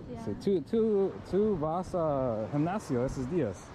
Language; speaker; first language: Spanish; non-native, learner; English